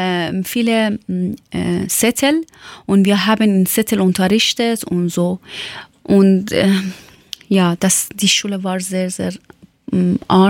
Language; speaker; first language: German; non-native, learner; Persian